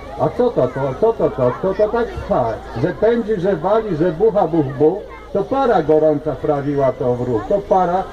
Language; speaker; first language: Polish; native; Polish